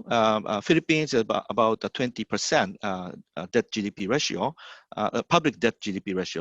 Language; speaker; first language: English; non-native, fluent; Japanese